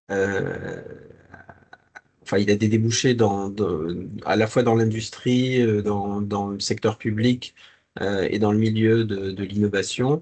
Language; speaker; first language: French; native; French